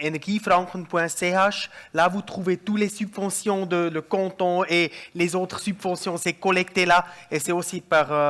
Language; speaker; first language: French; non-native, local second language; German